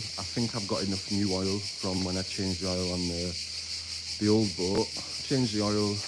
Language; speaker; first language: English; native; English